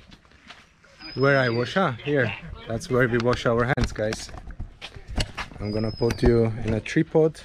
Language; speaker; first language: English; non-native, fluent; Azerbaijani